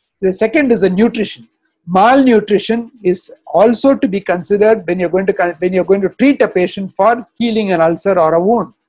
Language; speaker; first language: English; non-native, local second language; Tamil